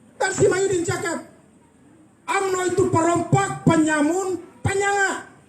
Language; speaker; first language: Malay; native; Malay